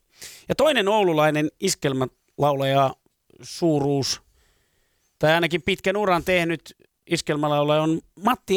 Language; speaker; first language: Finnish; native; Finnish